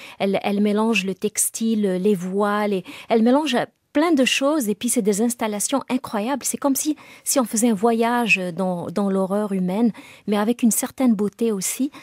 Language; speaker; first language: French; non-native, local second language; Arabic